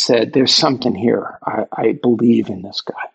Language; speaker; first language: English; native; English